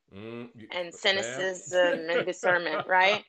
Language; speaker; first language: English; native; English